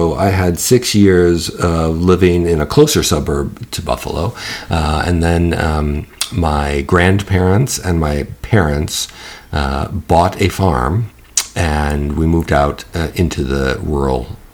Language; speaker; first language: English; native; English